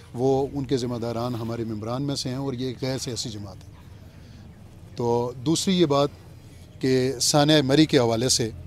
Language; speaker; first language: Urdu; native; Urdu